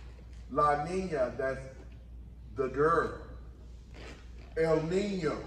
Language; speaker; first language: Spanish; non-native, learner; English